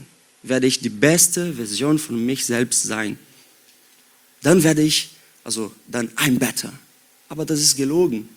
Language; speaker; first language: German; non-native, learner; Portuguese